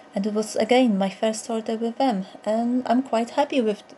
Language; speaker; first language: English; non-native, fluent; Polish